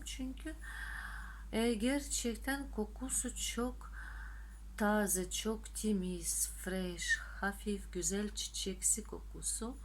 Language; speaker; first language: Turkish; non-native, fluent; Russian